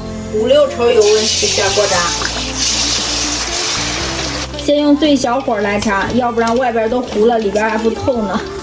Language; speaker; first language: Chinese; native; Chinese